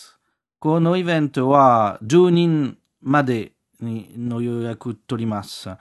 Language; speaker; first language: Japanese; non-native, learner; French